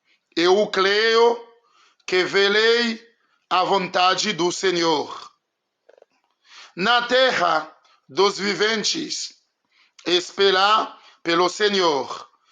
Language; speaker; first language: Portuguese; non-native, learner; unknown